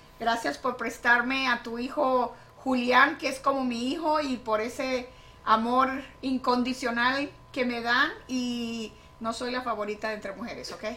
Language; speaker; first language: Spanish; native; Spanish